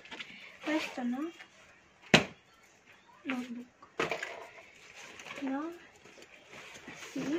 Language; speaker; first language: Italian; early bilingual, other home language; Filipino